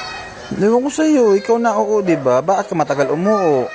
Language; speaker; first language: Filipino; native; Filipino